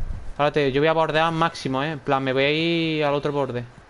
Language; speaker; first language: Spanish; native; Spanish